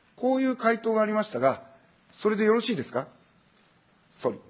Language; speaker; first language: Japanese; native; Japanese